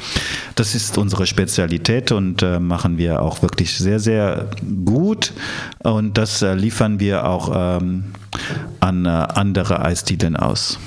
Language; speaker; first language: German; early bilingual, other home language; Italian